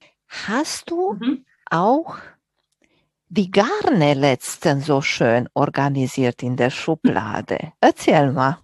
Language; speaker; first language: German; non-native, fluent; Romanian